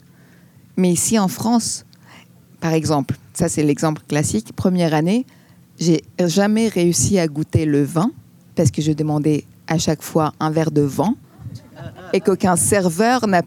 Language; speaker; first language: French; non-native, fluent; Greek